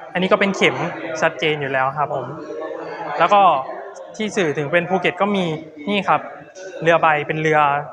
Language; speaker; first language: Thai; native; Thai